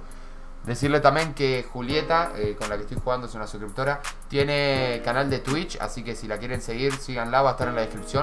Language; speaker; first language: Spanish; native; Spanish